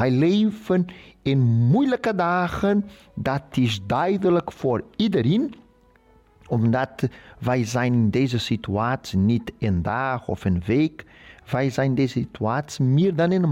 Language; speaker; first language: Dutch; non-native, fluent; Portuguese